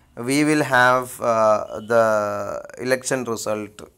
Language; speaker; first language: English; non-native, local second language; Malayalam